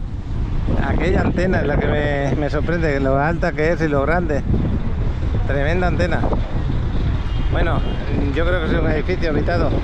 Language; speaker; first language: Spanish; native; Spanish